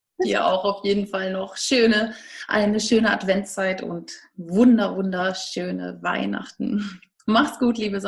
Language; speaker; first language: German; native; German